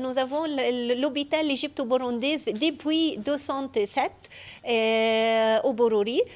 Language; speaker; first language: French; non-native, fluent; Arabic